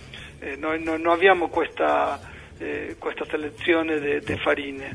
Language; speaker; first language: Italian; non-native, learner; Spanish